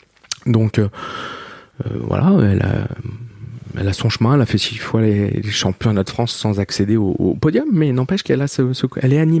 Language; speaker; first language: French; native; French